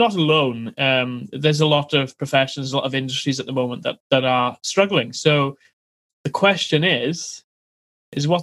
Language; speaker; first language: English; native; English